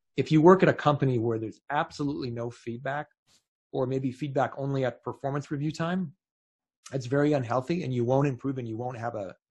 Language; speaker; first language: English; native; English